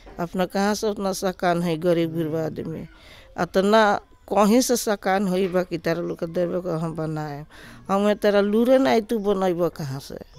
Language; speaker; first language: Hindi; native; Hindi